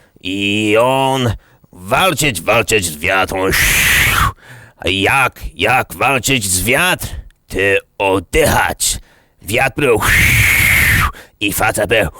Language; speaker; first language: Polish; non-native, learner; English